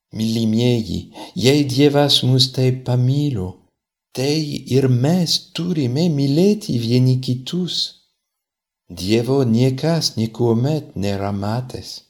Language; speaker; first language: Lithuanian; non-native, fluent; French